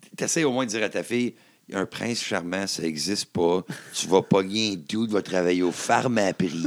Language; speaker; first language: French; native; French